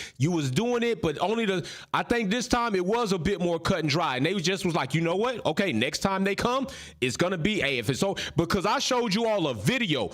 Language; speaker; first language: English; native; English